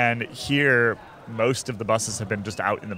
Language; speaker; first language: English; native; English